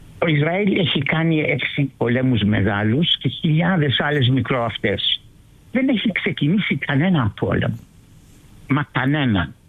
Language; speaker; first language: Greek; early bilingual, heritage; Greek